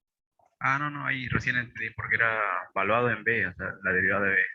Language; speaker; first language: Spanish; native; Spanish